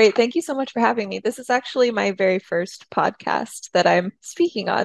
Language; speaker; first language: English; native; English